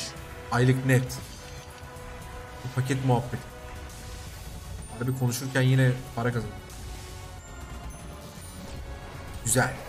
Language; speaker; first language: Turkish; native; Turkish